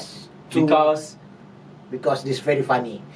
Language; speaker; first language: English; non-native, learner; Indonesian